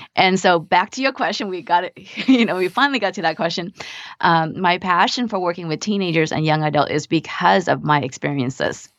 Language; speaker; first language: English; early bilingual, other home language; Vietnamese